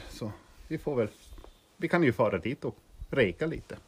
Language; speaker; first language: Swedish; non-native, fluent; German